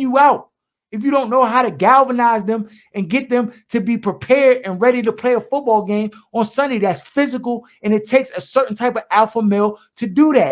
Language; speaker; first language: English; native; English